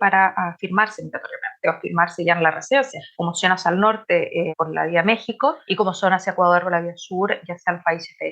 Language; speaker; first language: Spanish; native; Spanish